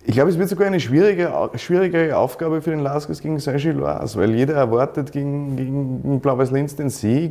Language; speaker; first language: German; native; German